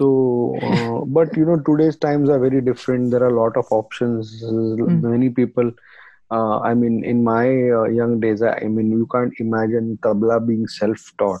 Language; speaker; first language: English; non-native, local second language; Marathi